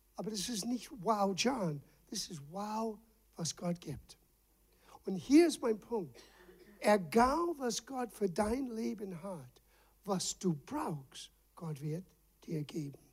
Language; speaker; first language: German; non-native, fluent; English